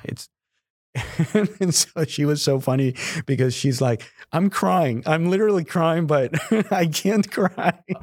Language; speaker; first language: English; non-native, fluent; Spanish